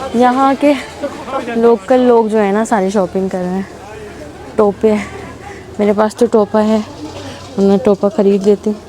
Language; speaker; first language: Urdu; native; Urdu